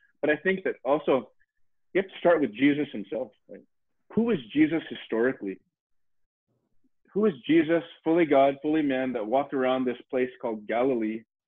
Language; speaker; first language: English; early bilingual, other home language; Spanish